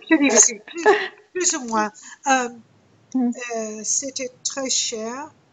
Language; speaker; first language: French; non-native, learner; English